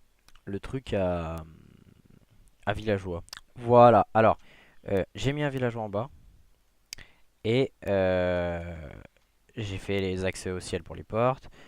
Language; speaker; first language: French; native; French